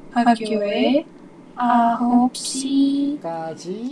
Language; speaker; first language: Korean; non-native, learner; Indonesian